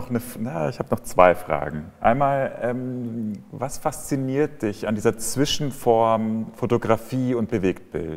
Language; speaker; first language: German; native; German